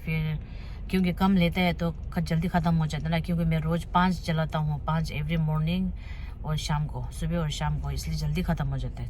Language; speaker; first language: Hindi; non-native, local second language; Tibetan